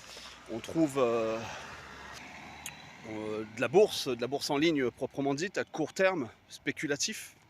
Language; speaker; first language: French; native; French